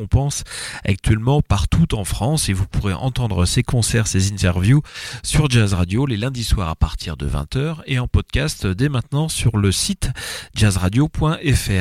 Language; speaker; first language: French; native; French